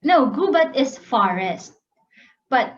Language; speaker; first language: English; non-native, local second language; Filipino